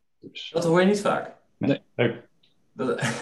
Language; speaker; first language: Dutch; native; Dutch